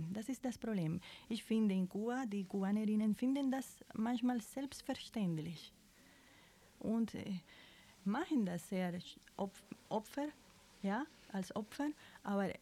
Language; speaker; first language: German; non-native, fluent; Spanish